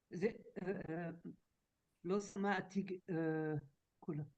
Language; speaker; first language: Hebrew; non-native, learner; French